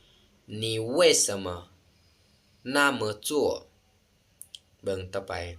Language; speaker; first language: Chinese; non-native, fluent; Lao